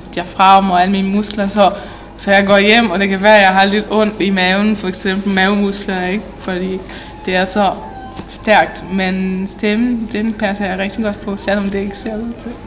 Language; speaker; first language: Danish; non-native, fluent; Portuguese